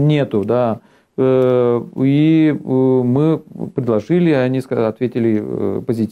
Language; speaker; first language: Russian; non-native, local second language; Romanian